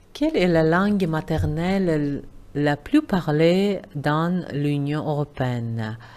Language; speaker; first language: French; non-native, fluent; Uzbek